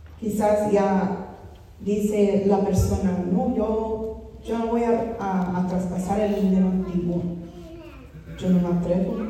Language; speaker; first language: Spanish; non-native, fluent; English